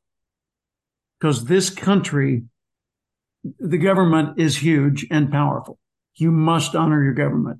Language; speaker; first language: English; native; English